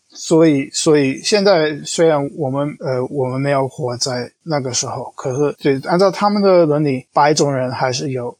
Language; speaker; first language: Chinese; non-native, fluent; English